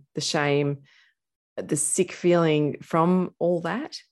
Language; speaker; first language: English; native; English